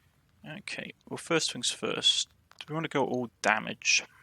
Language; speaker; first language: English; native; English